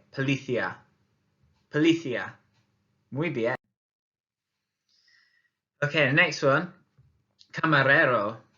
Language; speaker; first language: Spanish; non-native, fluent; English